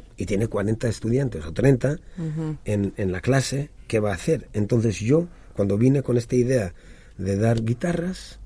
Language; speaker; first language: Spanish; early bilingual, other home language; Hebrew